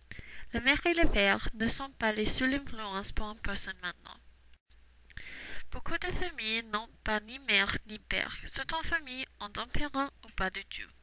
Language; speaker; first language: French; non-native, learner; English